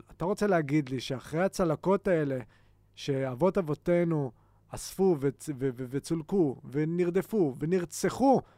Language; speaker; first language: Hebrew; native; Hebrew